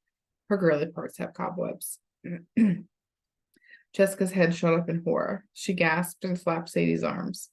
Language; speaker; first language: English; native; English